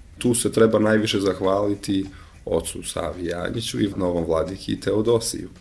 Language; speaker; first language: Serbian; non-native, local second language; Albanian